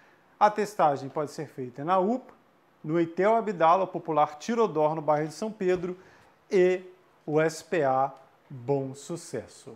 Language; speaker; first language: Portuguese; native; Portuguese